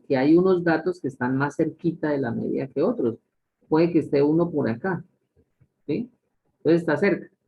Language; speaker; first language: Spanish; native; Spanish